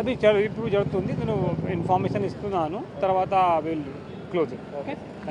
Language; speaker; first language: Telugu; non-native, local second language; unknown